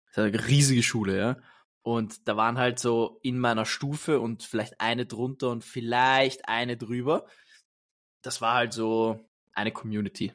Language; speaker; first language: German; native; German